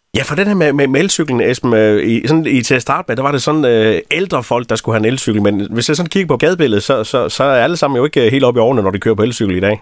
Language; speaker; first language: Danish; native; Danish